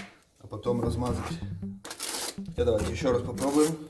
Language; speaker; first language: Russian; native; Russian